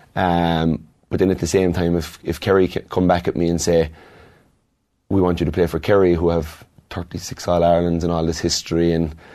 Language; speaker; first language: English; native; English